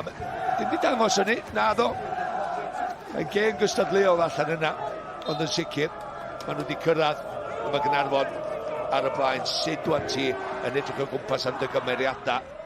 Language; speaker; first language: Welsh; native; Welsh